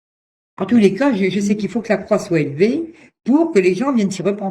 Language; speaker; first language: French; native; French